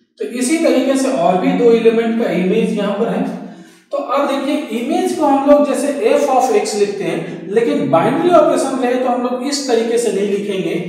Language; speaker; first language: Hindi; native; Hindi